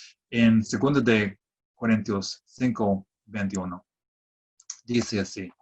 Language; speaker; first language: Spanish; non-native, fluent; English